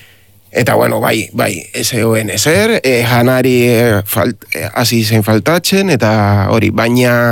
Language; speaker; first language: Basque; non-native, learner; Spanish